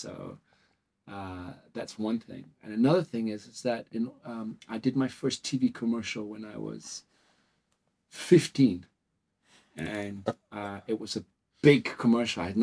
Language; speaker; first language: English; native; English